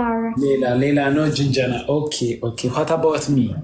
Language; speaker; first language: English; non-native, learner; Amharic